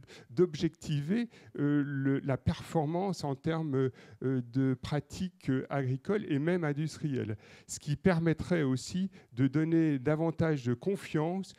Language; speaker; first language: French; native; French